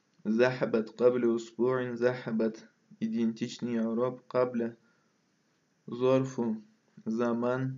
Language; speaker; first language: Arabic; non-native, fluent; Russian